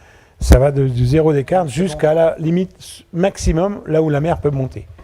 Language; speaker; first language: French; native; French